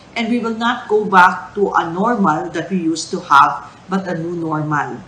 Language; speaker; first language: English; non-native, local second language; Chavacano